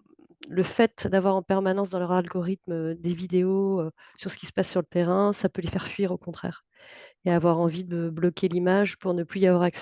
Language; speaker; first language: French; native; French